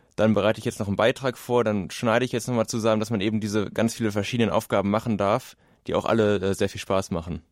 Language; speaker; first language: German; native; German